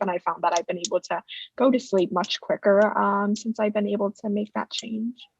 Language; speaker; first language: English; native; English